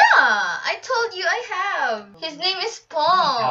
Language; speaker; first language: English; non-native, learner; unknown